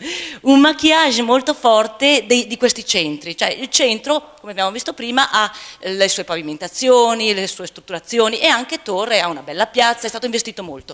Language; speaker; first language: Italian; native; Italian